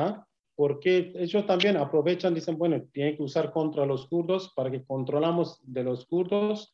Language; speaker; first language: Spanish; non-native, learner; Kurdish